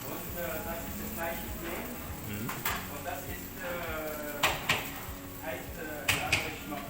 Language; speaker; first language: German; non-native, learner; Arabic